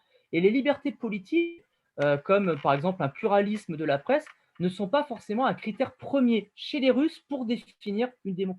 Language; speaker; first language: French; native; French